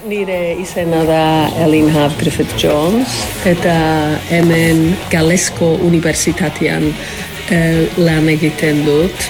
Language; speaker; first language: Basque; non-native, fluent; Welsh